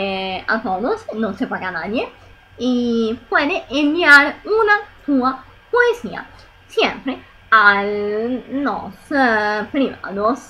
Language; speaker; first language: Spanish; non-native, learner; Italian